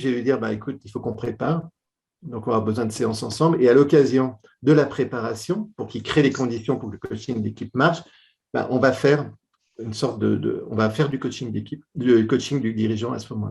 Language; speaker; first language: French; native; French